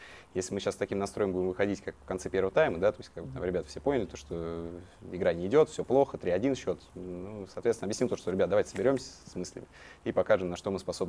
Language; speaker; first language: Russian; native; Russian